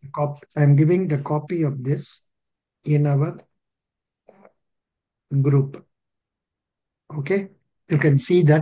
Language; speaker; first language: English; non-native, local second language; Telugu